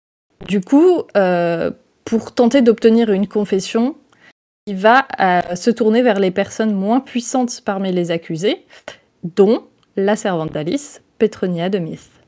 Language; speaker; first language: French; native; French